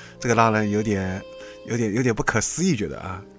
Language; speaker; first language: Chinese; native; Chinese